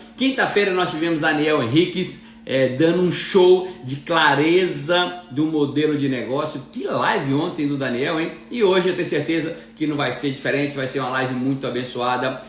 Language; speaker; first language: Portuguese; native; Portuguese